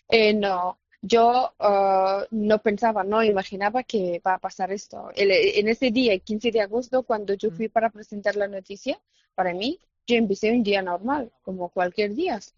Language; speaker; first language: Spanish; non-native, fluent; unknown